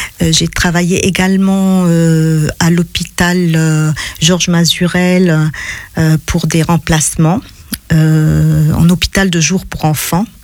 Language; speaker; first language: French; non-native, local second language; Arabic